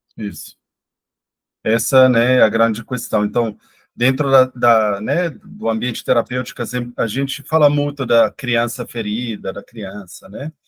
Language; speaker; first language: Portuguese; non-native, fluent; Italian